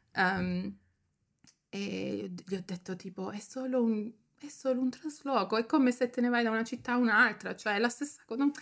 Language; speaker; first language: Italian; early bilingual, heritage; Italian